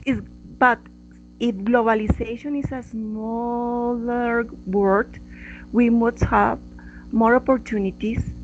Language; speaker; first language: English; non-native, learner; Spanish